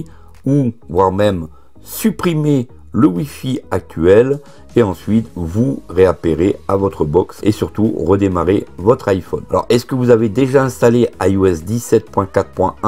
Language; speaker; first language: French; native; French